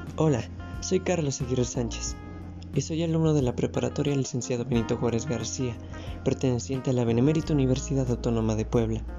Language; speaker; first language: Spanish; native; Spanish